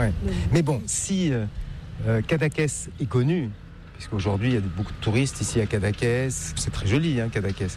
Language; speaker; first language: French; native; French